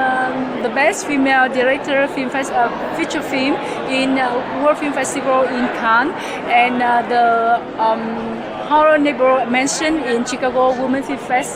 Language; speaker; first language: English; non-native, learner; Vietnamese